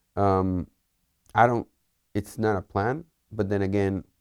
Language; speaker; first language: English; early bilingual, other home language; Spanish